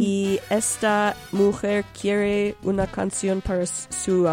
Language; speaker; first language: Spanish; non-native, local second language; English